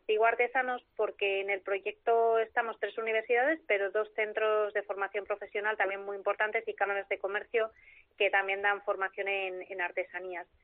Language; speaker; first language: Spanish; native; Spanish